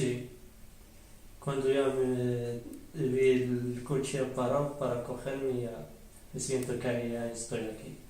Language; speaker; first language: Spanish; non-native, learner; Arabic